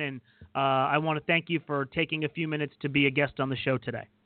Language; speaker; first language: English; native; English